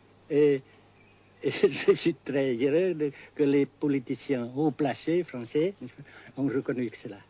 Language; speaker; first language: French; non-native, local second language; Vietnamese